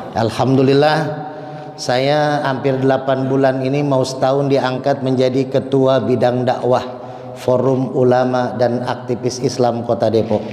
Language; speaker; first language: Indonesian; native; Indonesian